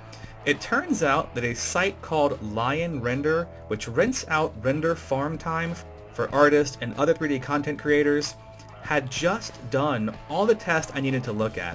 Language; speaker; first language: English; native; English